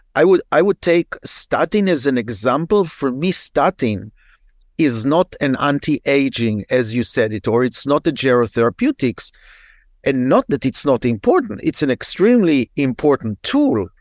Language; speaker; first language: English; non-native, fluent; Hebrew